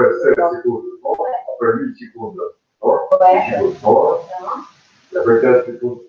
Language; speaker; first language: French; non-native, learner; Russian